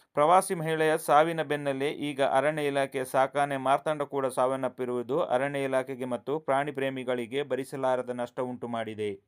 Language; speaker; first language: Kannada; non-native, local second language; Kodava